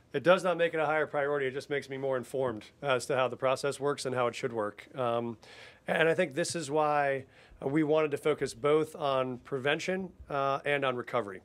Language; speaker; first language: English; native; English